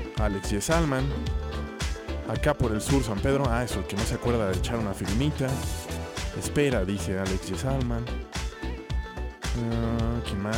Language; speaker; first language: Spanish; native; Spanish